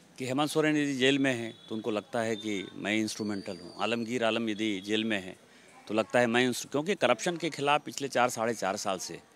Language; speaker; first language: Hindi; native; Hindi